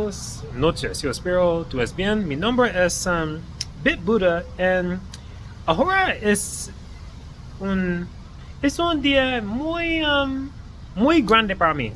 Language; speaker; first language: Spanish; non-native, learner; English